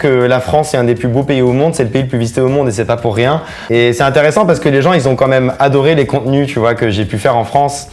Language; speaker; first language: French; native; French